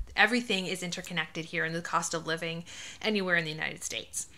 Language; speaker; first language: English; native; English